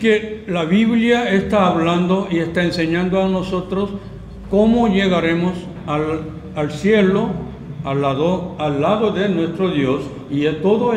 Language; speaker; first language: Spanish; non-native, learner; Korean